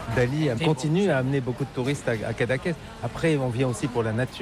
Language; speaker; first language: French; native; French